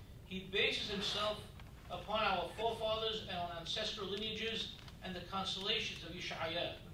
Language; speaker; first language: English; native; English